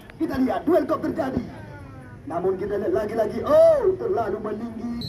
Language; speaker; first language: Indonesian; non-native, local second language; Achinese